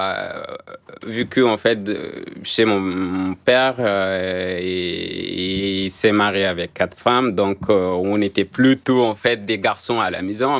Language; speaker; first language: French; non-native, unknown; Arabic